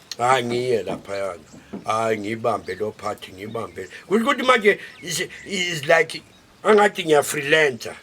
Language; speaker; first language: Zulu; native; Zulu